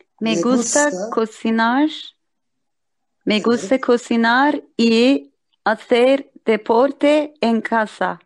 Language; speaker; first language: Spanish; non-native, learner; Turkish